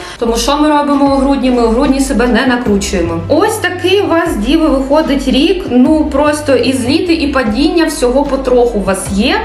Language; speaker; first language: Ukrainian; non-native, local second language; Russian